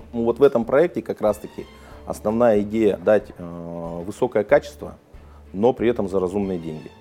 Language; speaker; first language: Russian; native; Russian